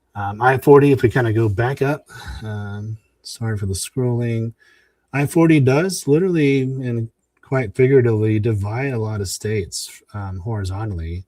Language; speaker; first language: English; native; English